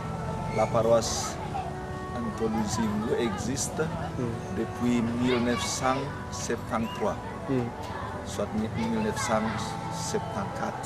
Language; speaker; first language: French; non-native, fluent; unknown